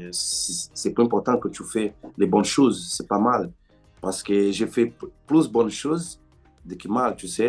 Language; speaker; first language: French; non-native, learner; Portuguese